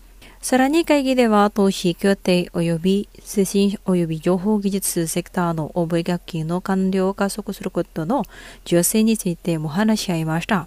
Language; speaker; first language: Japanese; non-native, fluent; Indonesian